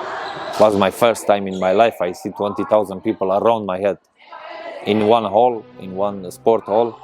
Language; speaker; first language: English; non-native, learner; Persian